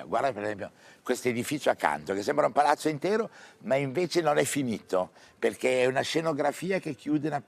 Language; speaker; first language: Italian; native; Italian